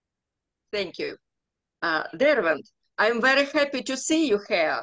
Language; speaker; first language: English; non-native, learner; Ukrainian